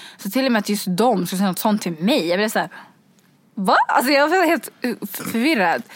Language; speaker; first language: Swedish; early bilingual, other home language; Kurdish